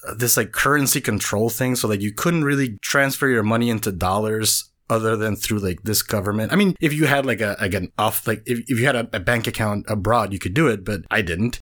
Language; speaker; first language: English; non-native, fluent; Spanish